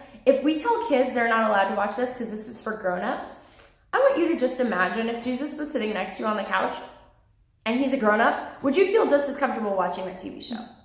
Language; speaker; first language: English; native; English